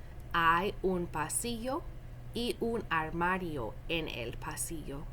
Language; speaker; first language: Spanish; non-native, fluent; English